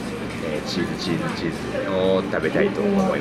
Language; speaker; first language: Japanese; native; Japanese